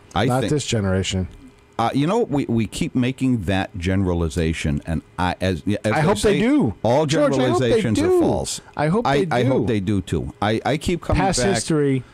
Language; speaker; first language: English; native; English